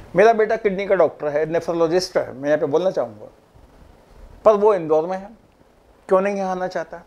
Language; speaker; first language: Hindi; native; Hindi